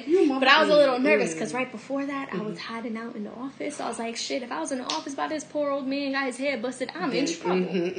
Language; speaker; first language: English; non-native, fluent; Albanian